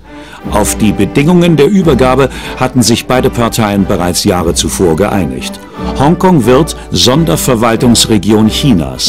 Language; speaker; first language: German; native; German